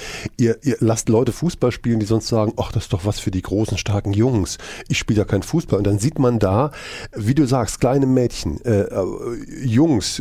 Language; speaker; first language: German; native; German